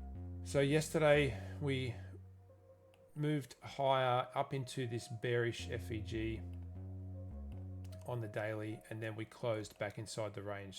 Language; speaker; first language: English; native; English